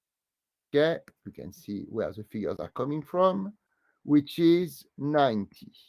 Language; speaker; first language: English; non-native, fluent; French